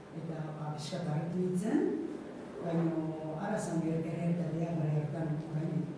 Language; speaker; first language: Basque; non-native, fluent; Japanese